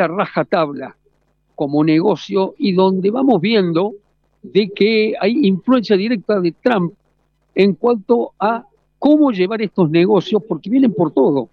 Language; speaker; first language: Spanish; native; Spanish